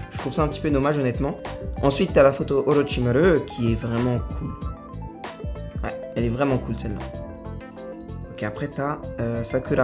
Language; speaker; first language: French; native; French